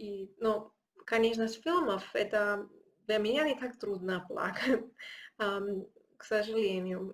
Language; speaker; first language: Russian; non-native, learner; Spanish